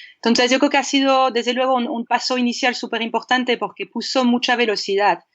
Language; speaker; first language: Spanish; non-native, fluent; French